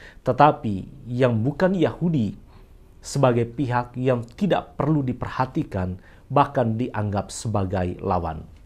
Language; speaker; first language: Indonesian; native; Indonesian